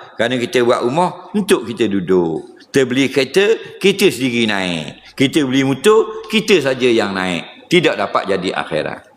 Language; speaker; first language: Malay; native; Malay